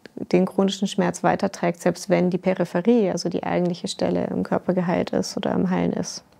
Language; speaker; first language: German; native; German